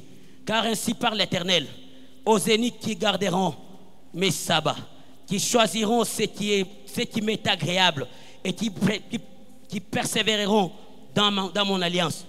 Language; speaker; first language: French; non-native, local second language; Lingala